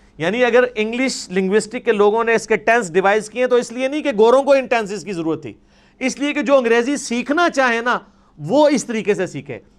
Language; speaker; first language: Urdu; non-native, local second language; Punjabi